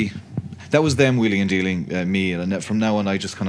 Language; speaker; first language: English; native; English